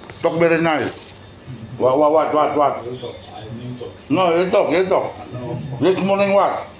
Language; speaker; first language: English; non-native, learner; Filipino